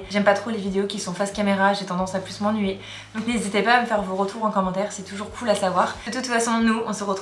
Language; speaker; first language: French; native; French